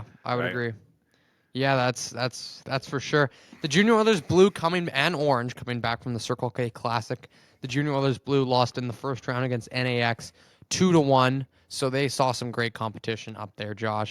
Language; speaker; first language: English; native; English